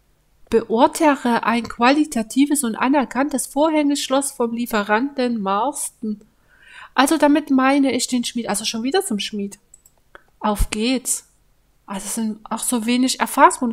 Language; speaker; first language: German; native; German